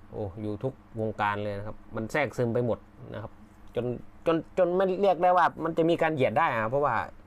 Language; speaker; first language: Thai; native; Thai